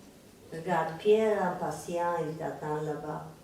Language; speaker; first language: French; non-native, fluent; Serbian